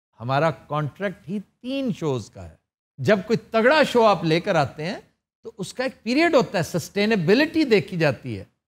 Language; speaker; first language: Urdu; native; Urdu